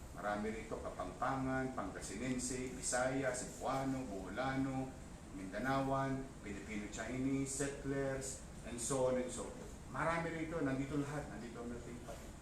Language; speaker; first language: Filipino; native; Filipino